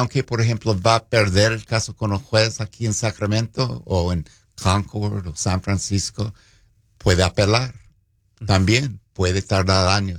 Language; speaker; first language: Spanish; non-native, fluent; English